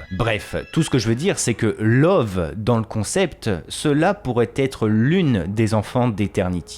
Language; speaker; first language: French; native; French